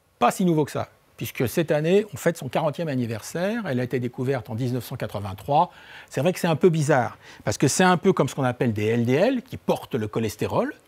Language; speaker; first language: French; native; French